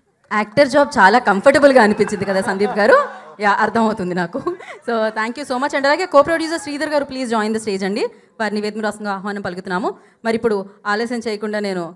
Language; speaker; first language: Telugu; native; Telugu